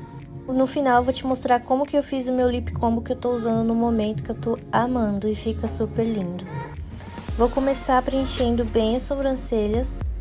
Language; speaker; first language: Portuguese; native; Portuguese